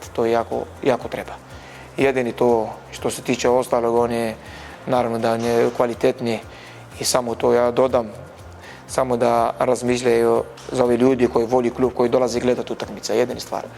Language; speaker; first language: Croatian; non-native, learner; Arabic